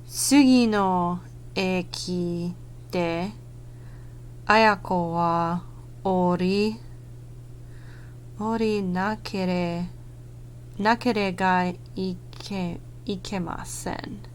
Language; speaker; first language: Japanese; non-native, learner; English